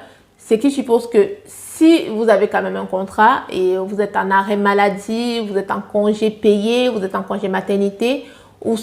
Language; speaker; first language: French; native; French